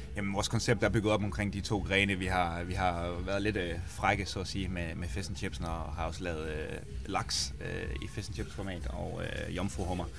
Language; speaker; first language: Danish; native; Danish